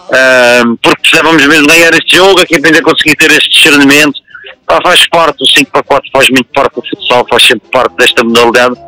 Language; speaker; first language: Portuguese; native; Portuguese